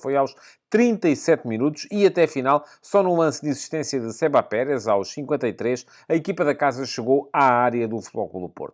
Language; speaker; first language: Portuguese; native; Portuguese